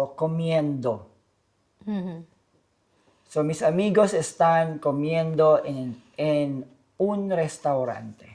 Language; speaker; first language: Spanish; non-native, learner; Filipino